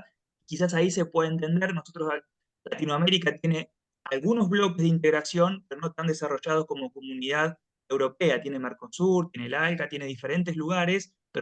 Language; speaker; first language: Spanish; native; Spanish